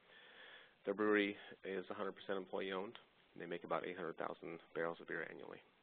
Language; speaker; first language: English; native; English